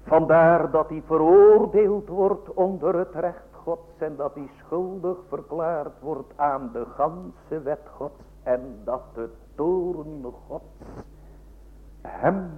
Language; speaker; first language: Dutch; native; Dutch